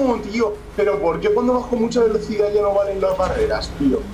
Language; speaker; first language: Spanish; native; Spanish